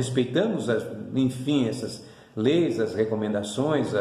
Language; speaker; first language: Portuguese; native; Portuguese